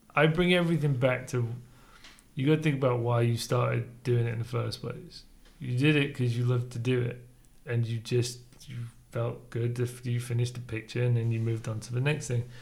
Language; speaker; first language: English; native; English